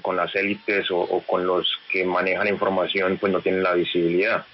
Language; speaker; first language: Spanish; native; Spanish